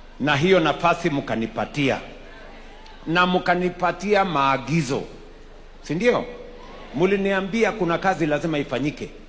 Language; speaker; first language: Swahili; non-native, local second language; Kalenjin